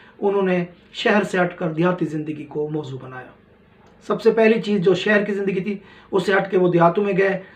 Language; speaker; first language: Urdu; non-native, local second language; Punjabi